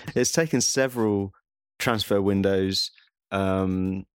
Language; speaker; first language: English; native; English